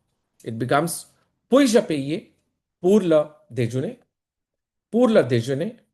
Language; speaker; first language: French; non-native, fluent; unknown